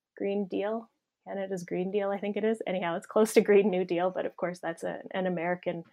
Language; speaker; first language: English; native; English